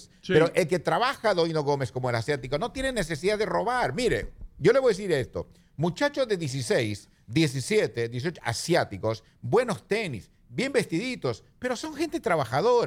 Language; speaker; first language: Spanish; native; Spanish